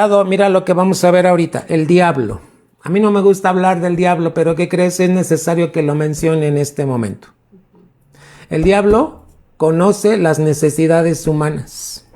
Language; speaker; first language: Spanish; native; Spanish